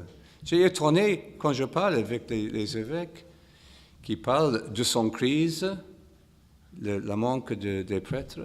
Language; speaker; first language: French; non-native, fluent; English